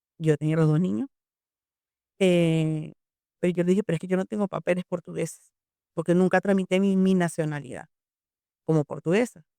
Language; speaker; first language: Spanish; native; Spanish